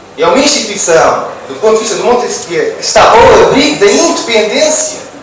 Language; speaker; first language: Portuguese; native; Portuguese